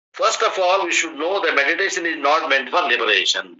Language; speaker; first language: English; non-native, local second language; Kannada